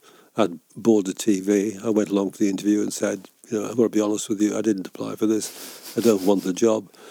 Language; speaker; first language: English; native; English